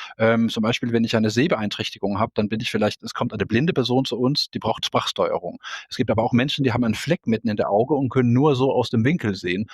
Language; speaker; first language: German; non-native, fluent; Danish